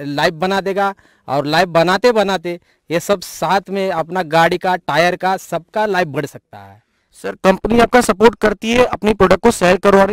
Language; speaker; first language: Hindi; non-native, local second language; Marathi